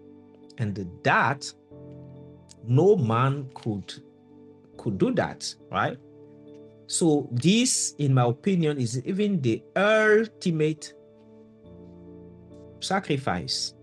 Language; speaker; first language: English; non-native, fluent; French